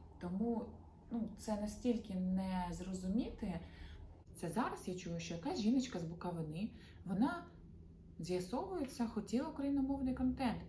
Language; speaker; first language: Ukrainian; non-native, local second language; Russian